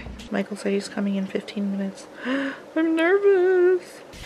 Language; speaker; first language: English; early bilingual, other home language; Korean